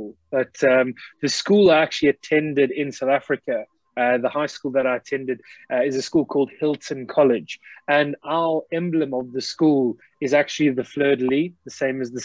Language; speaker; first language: English; native; English